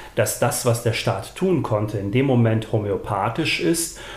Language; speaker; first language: German; early bilingual, other home language; Bosnian